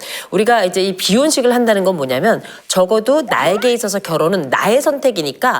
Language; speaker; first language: Korean; native; Korean